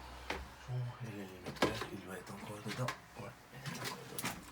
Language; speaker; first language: French; non-native, fluent; Dutch